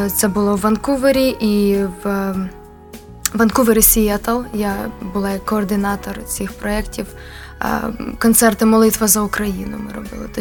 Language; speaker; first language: Ukrainian; non-native, local second language; Russian